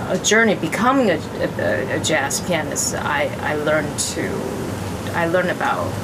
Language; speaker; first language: English; non-native, fluent; Chinese